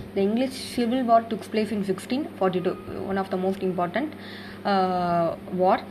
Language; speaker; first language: English; non-native, local second language; Tamil